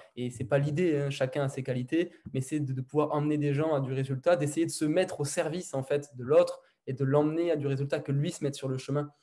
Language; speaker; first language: French; native; French